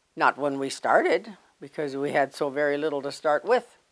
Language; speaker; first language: English; native; English